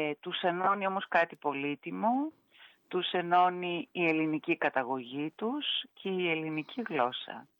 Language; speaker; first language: Greek; native; Greek